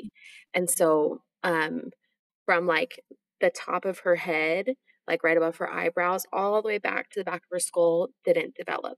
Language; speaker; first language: English; native; English